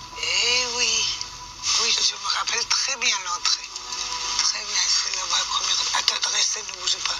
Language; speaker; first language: French; non-native, fluent; Persian